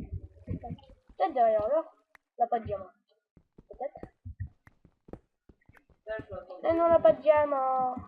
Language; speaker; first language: French; native; French